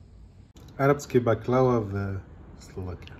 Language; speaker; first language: Slovak; non-native, learner; Arabic